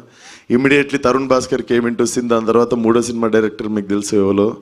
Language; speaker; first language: Telugu; native; Telugu